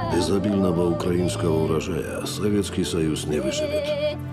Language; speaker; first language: Ukrainian; native; Ukrainian